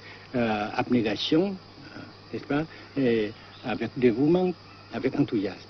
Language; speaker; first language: French; non-native, fluent; Vietnamese